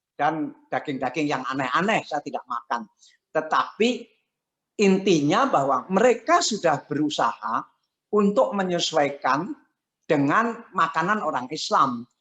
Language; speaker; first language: Indonesian; non-native, local second language; Javanese